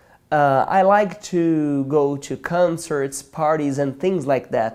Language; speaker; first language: English; non-native, fluent; Portuguese